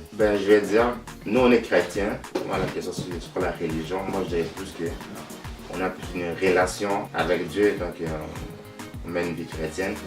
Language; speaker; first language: French; native; French